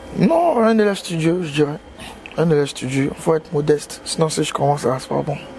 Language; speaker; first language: French; native; French